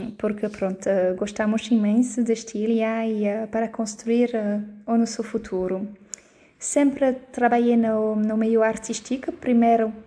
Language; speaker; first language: Portuguese; non-native, fluent; French